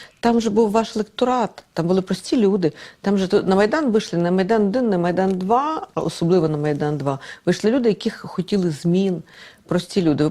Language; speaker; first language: Ukrainian; non-native, local second language; Russian